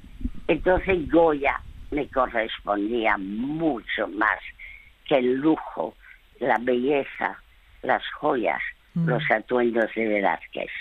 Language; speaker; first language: Spanish; early bilingual, other home language; French